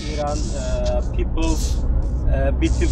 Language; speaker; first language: English; non-native, learner; Turkish